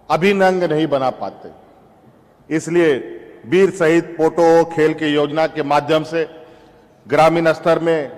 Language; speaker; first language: Hindi; native; Hindi